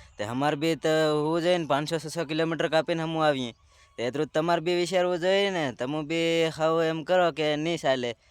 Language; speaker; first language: Gujarati; non-native, local second language; Bhili